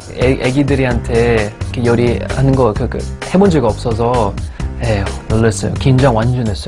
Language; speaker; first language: Korean; non-native, learner; English